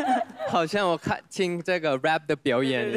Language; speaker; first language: Chinese; non-native, learner; Thai